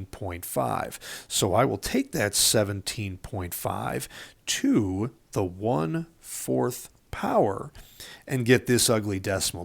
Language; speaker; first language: English; native; English